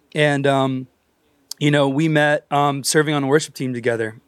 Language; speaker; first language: English; native; English